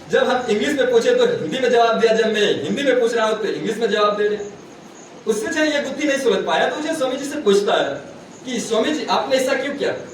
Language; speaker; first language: Hindi; native; Hindi